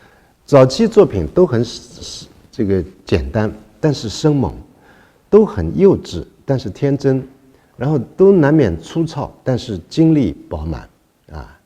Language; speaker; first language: Chinese; native; Chinese